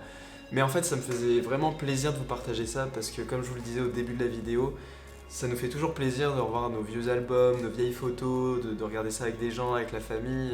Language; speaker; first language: French; native; French